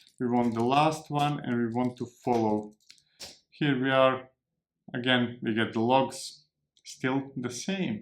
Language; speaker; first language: English; non-native, fluent; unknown